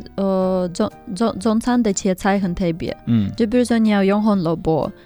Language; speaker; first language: Chinese; non-native, fluent; Russian